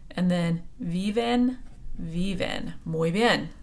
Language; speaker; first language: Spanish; non-native, fluent; English